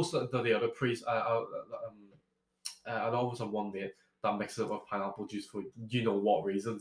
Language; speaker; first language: English; native; English